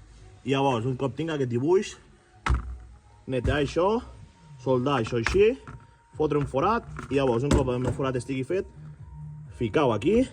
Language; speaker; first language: Catalan; native; Catalan